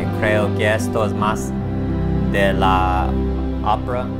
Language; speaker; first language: Spanish; non-native, learner; English